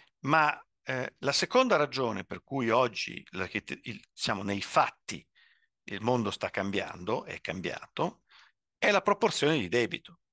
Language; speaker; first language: Italian; native; Italian